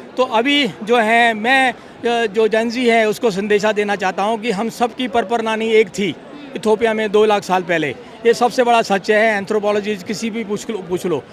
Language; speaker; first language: Hindi; native; Hindi